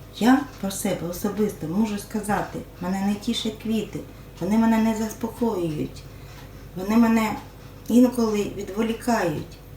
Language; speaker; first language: Ukrainian; non-native, local second language; Russian